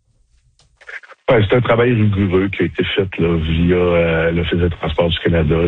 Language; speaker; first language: French; native; French